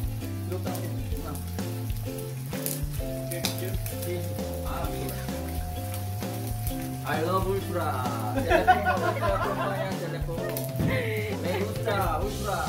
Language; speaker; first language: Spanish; non-native, learner; Korean